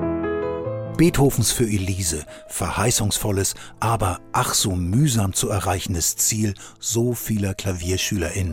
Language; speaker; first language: German; native; German